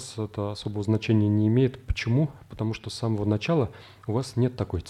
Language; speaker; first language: Russian; native; Russian